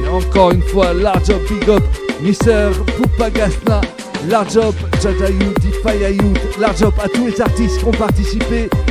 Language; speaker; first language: French; native; French